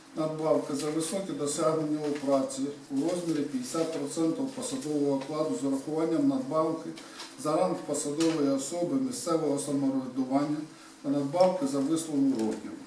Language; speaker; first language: Ukrainian; native; Ukrainian